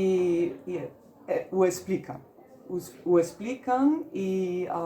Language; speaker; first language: Catalan; non-native, fluent; German